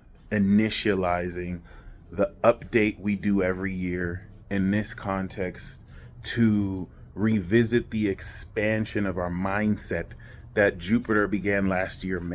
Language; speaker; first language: English; native; English